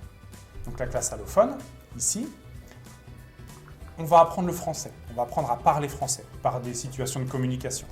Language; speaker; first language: French; native; French